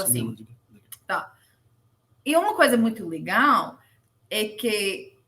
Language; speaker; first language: Portuguese; non-native, learner; English